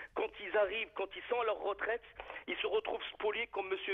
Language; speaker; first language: French; native; French